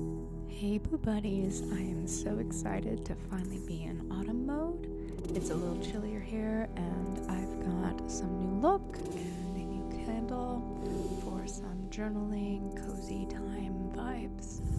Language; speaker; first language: English; native; English